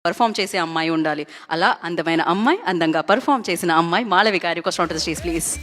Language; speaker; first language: Telugu; native; Telugu